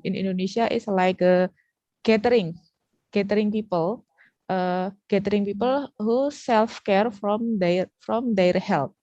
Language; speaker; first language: English; non-native, learner; Indonesian